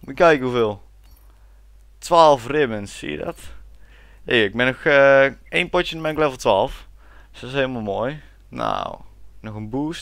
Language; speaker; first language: Dutch; native; Dutch